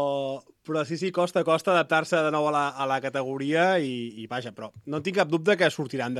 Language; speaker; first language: Catalan; native; Catalan